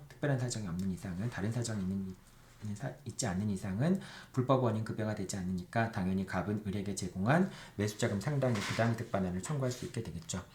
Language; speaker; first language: Korean; native; Korean